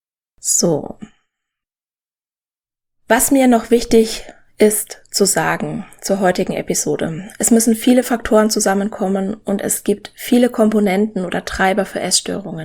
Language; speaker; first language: German; native; German